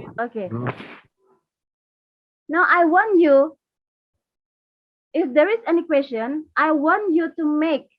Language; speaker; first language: English; non-native, learner; Indonesian